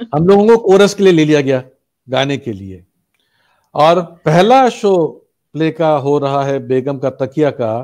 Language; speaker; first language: Hindi; native; Hindi